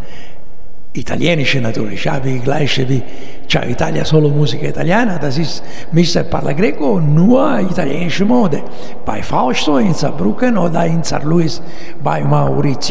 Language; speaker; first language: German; non-native, fluent; Italian